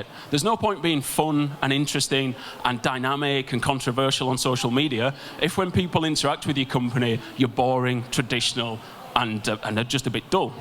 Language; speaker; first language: English; native; English